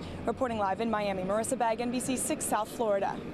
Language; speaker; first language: English; native; English